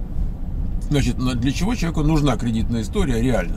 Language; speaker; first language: Russian; native; Russian